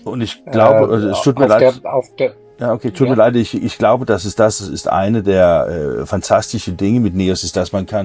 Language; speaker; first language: German; non-native, learner; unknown